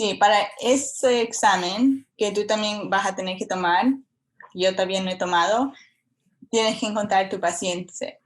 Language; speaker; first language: Spanish; early bilingual, heritage; Spanish